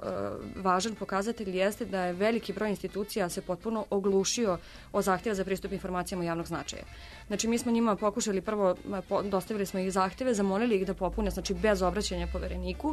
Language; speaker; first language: Serbian; native; Serbian